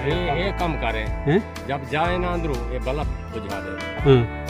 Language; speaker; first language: Hindi; non-native, local second language; Punjabi